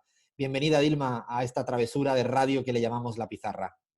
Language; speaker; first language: Spanish; native; Spanish